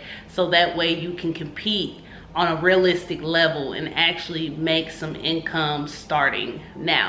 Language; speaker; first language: English; native; English